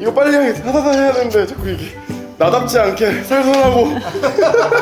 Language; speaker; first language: Korean; native; Korean